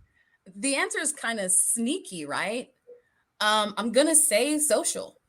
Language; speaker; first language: English; native; English